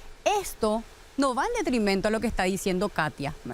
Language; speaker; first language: Spanish; native; Spanish